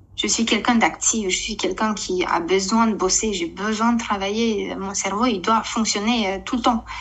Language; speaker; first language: French; non-native, fluent; Romanian